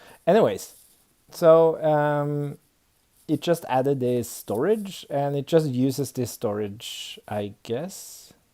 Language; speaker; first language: English; non-native, fluent; Swedish